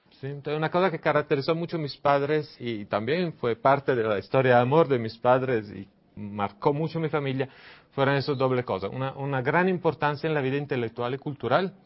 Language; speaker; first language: Spanish; non-native, fluent; Italian